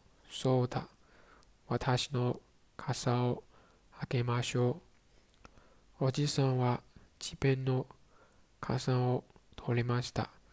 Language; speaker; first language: Japanese; non-native, learner; Chinese